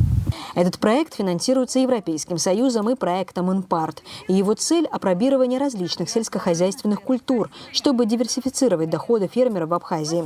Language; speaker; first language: Russian; native; Russian